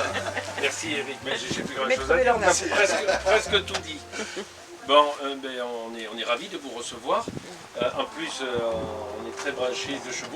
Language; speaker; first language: French; native; French